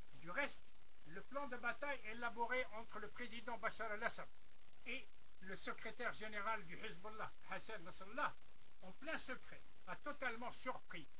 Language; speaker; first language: French; non-native, local second language; Arabic